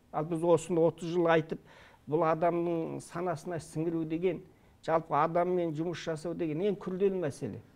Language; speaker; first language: Kazakh; early bilingual, heritage; Kazakh